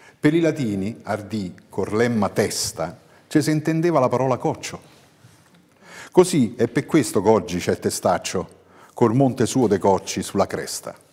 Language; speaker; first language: Italian; native; Italian